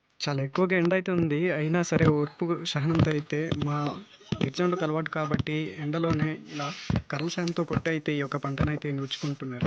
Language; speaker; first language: Telugu; non-native, local second language; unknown